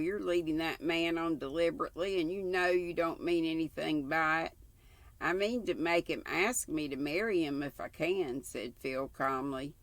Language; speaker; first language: English; native; English